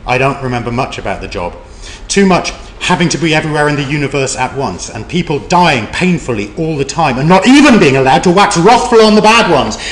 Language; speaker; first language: English; native; English